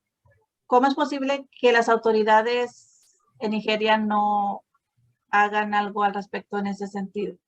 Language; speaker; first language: Spanish; native; Spanish